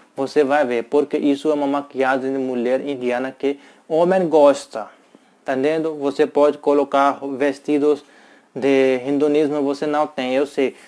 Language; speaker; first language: Portuguese; non-native, learner; Hindi